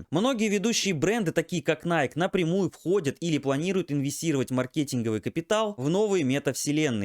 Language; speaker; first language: Russian; native; Russian